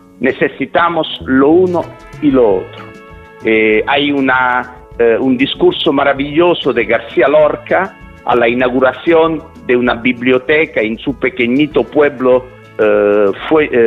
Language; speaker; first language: Spanish; non-native, fluent; Italian